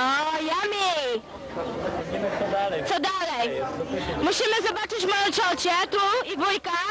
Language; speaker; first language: Polish; early bilingual, heritage; Polish